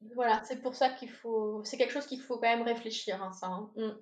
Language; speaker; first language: French; native; French